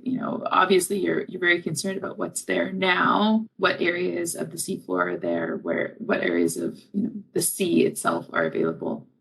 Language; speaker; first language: English; native; English